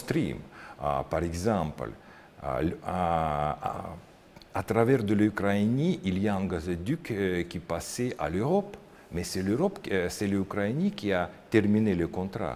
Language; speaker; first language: French; non-native, learner; Russian